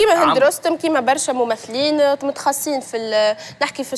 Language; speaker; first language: Arabic; native; Arabic